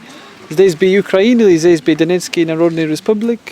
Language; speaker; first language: Russian; non-native, learner; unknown